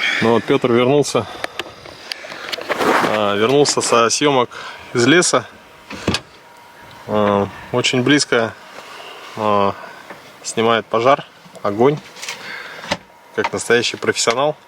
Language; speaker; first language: Russian; native; Russian